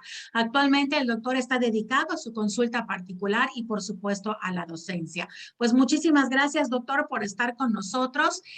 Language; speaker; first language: Spanish; native; Spanish